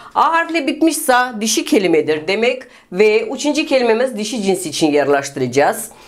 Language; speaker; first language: Turkish; non-native, fluent; Russian